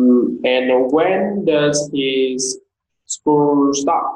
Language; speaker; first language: English; non-native, learner; Vietnamese